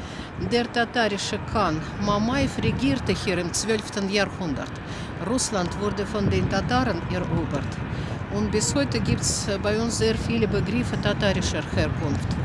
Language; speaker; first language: German; non-native, fluent; Russian